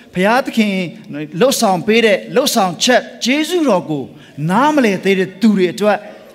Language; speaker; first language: Burmese; non-native, local second language; Tedim Chin